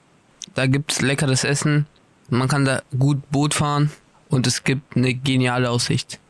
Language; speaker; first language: German; early bilingual, other home language; Portuguese